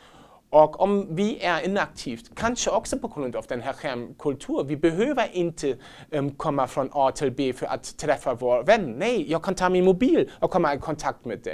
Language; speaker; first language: Swedish; non-native, fluent; German